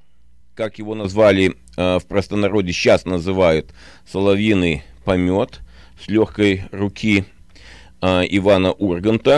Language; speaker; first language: Russian; native; Russian